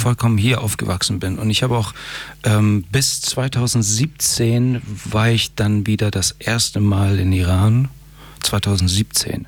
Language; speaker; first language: German; early bilingual, other home language; Persian